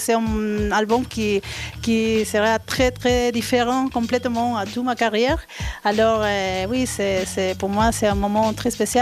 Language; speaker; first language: French; non-native, fluent; Spanish